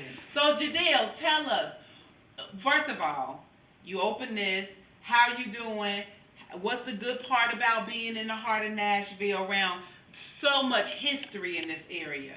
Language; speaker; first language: English; native; English